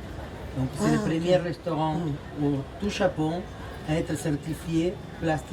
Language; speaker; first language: French; non-native, fluent; Spanish